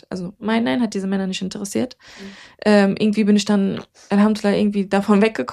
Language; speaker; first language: German; early bilingual, other home language; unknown